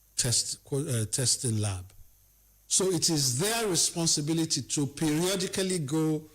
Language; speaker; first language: English; non-native, local second language; Yoruba